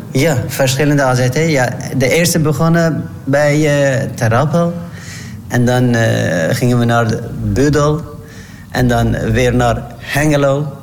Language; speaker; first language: Dutch; non-native, learner; Turkish